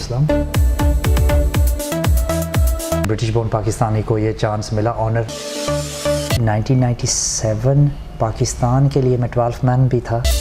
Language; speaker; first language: Hindi; early bilingual, heritage; Hindi